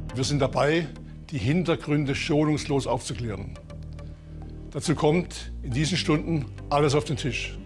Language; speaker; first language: German; native; German